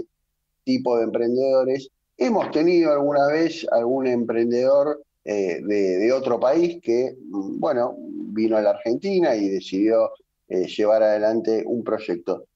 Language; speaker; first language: Spanish; native; Spanish